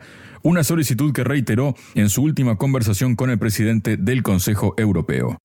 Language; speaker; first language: Spanish; native; Spanish